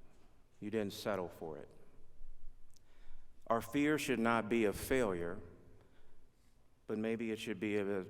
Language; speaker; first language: English; native; English